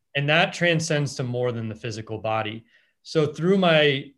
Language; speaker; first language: English; native; English